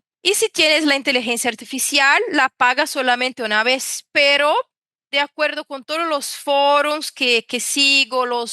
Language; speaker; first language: Spanish; non-native, fluent; Portuguese